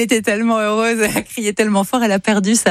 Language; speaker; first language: French; native; French